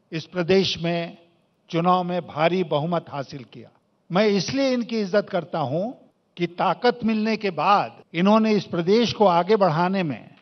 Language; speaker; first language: Hindi; native; Hindi